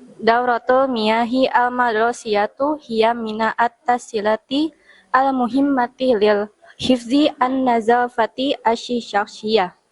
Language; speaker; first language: Arabic; non-native, learner; Indonesian